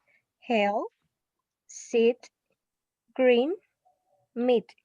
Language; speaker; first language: English; non-native, learner; Spanish